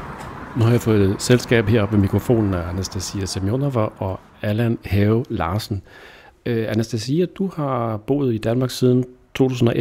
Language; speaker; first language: Danish; native; Danish